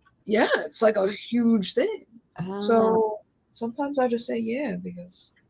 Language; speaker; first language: English; native; English